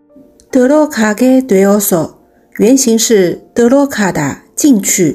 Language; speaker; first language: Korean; non-native, learner; Chinese